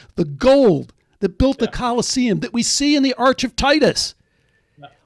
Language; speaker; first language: English; native; English